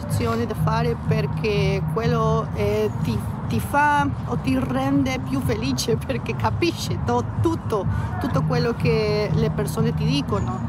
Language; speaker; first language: Italian; non-native, learner; Spanish